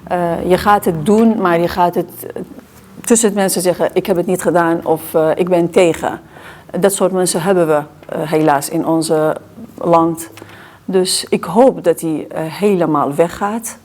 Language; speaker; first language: Dutch; non-native, fluent; Kurdish